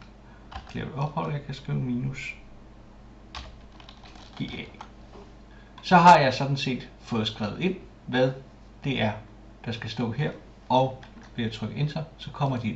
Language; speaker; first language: Danish; native; Danish